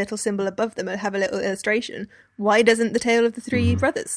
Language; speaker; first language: English; native; English